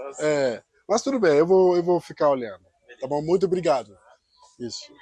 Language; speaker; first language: Portuguese; non-native, learner; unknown